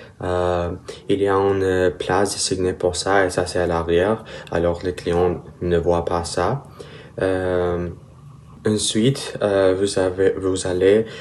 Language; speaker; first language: French; non-native, learner; Spanish